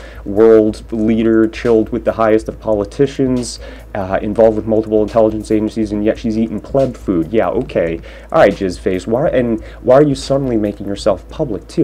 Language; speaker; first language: English; native; English